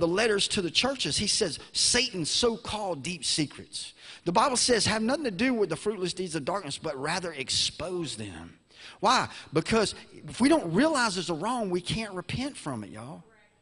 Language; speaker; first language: English; native; English